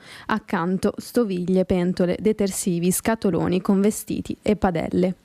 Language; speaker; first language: Italian; native; Italian